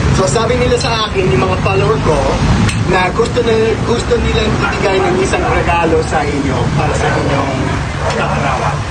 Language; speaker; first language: Filipino; non-native, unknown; English